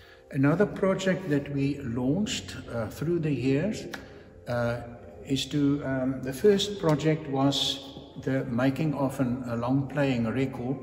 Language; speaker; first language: English; non-native, local second language; Afrikaans